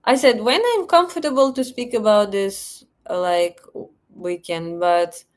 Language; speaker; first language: English; non-native, fluent; Russian